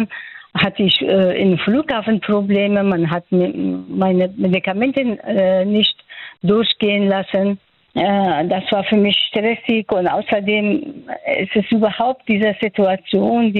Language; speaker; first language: German; non-native, fluent; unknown